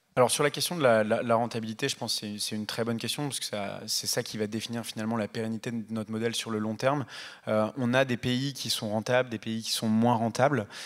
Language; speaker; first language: French; native; French